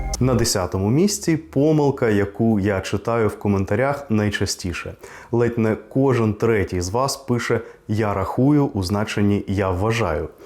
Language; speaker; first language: Ukrainian; non-native, local second language; Russian